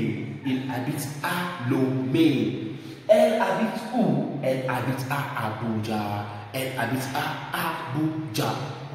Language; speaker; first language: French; non-native, fluent; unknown